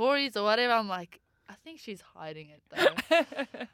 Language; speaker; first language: English; non-native, local second language; Afrikaans